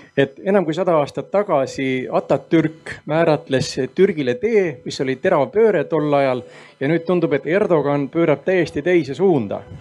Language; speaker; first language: Estonian; native; Estonian